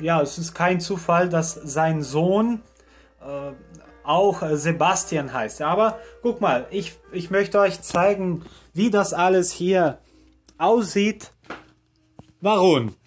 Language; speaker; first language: German; early bilingual, heritage; Portuguese